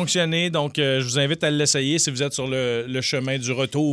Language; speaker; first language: French; native; French